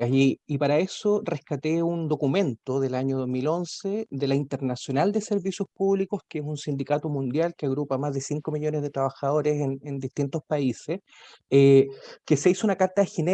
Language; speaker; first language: Spanish; native; Spanish